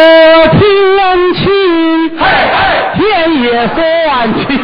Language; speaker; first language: Chinese; native; Chinese